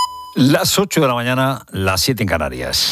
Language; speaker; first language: Spanish; native; Spanish